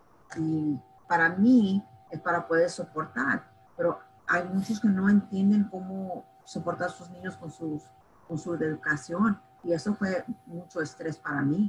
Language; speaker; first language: Spanish; early bilingual, heritage; Spanish